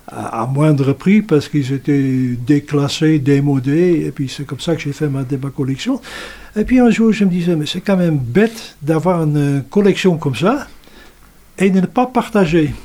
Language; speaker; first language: French; non-native, fluent; Dutch